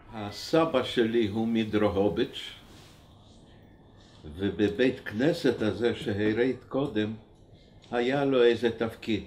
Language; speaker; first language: Hebrew; non-native, fluent; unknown